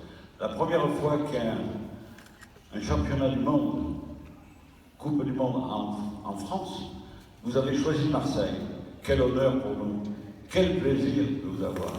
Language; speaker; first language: French; native; French